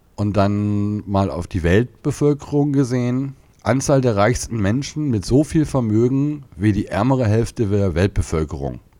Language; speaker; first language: German; native; German